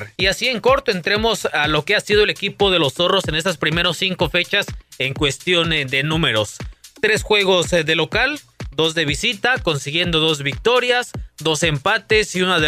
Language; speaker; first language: Spanish; native; Spanish